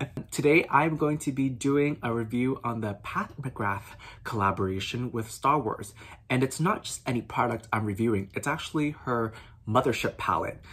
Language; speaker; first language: English; early bilingual, other home language; Vietnamese